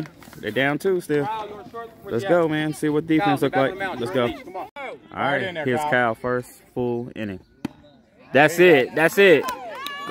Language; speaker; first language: English; native; English